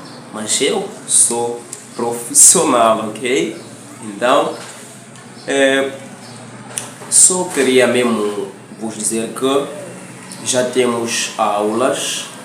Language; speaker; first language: Portuguese; non-native, local second language; Tsonga